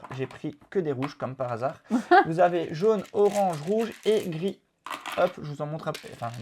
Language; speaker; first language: French; native; French